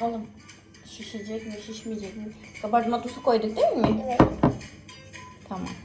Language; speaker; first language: Turkish; non-native, fluent; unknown